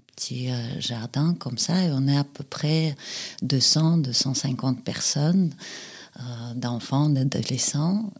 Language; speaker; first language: French; non-native, fluent; Russian